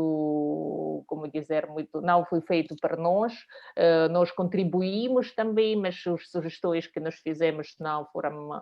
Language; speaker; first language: Portuguese; non-native, fluent; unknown